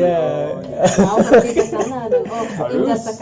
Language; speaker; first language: Indonesian; non-native, learner; English